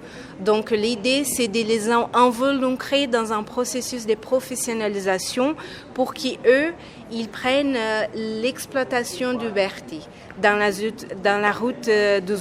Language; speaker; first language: French; non-native, fluent; Portuguese